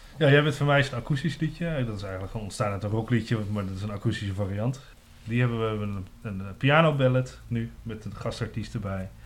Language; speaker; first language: Dutch; native; Dutch